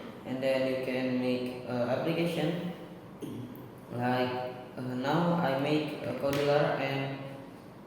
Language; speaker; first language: English; non-native, learner; Indonesian